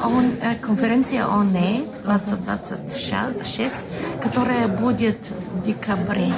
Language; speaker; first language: Russian; non-native, learner; Bulgarian